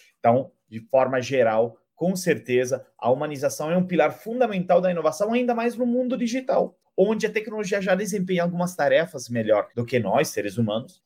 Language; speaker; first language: Portuguese; non-native, fluent; Italian